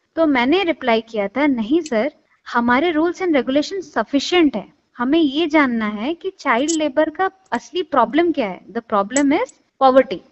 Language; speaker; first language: Hindi; non-native, local second language; Odia